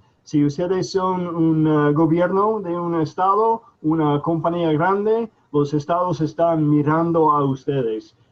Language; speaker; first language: Spanish; non-native, fluent; English